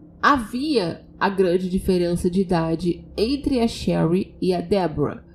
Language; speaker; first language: Portuguese; native; Portuguese